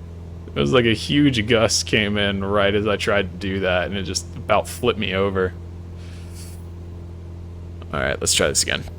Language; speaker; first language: English; native; English